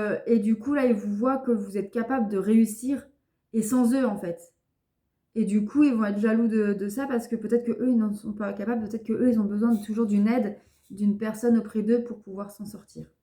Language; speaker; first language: French; native; French